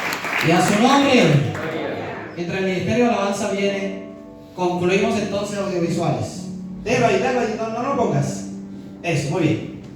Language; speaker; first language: Spanish; native; Spanish